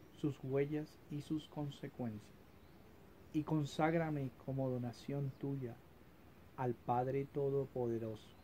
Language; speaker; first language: Spanish; native; Spanish